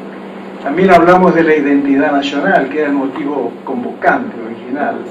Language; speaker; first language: Spanish; native; Spanish